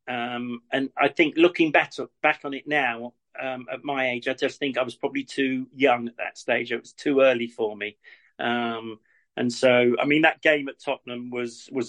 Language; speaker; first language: English; native; English